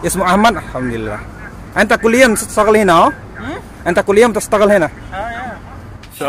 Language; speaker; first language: Arabic; non-native, learner; Indonesian